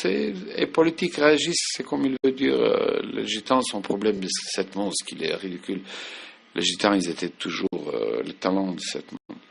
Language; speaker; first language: French; non-native, fluent; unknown